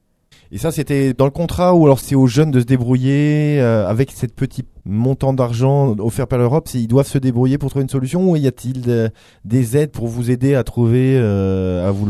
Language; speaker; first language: French; native; French